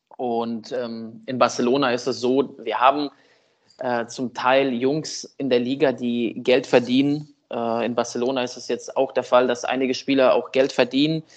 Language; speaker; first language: German; early bilingual, other home language; Russian